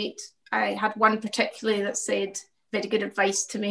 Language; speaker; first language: English; native; English